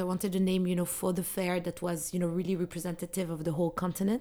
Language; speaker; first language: English; non-native, fluent; Arabic